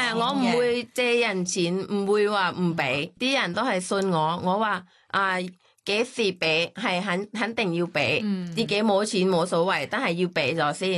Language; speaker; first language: Cantonese; non-native, fluent; Thai